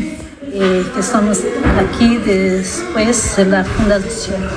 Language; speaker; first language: Spanish; non-native, learner; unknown